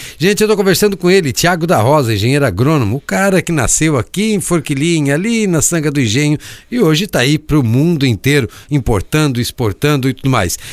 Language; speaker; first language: Portuguese; native; Portuguese